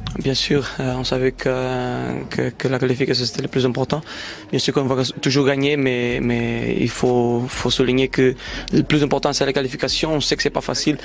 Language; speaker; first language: French; non-native, fluent; Portuguese